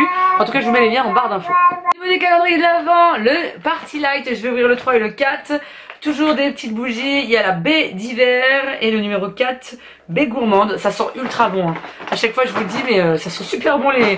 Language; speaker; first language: French; native; French